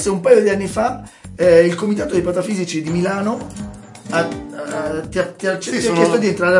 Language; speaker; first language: Italian; native; Italian